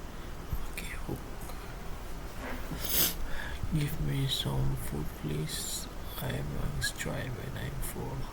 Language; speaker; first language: English; non-native, learner; Indonesian